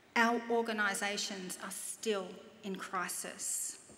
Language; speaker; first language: English; native; English